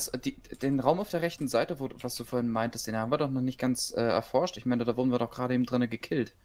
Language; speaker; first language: German; native; German